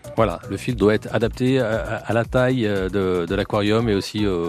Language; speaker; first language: French; native; French